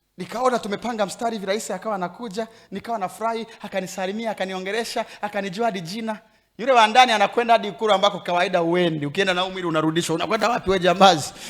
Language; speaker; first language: Swahili; native; Swahili